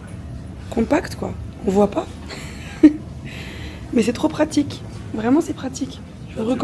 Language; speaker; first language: French; native; French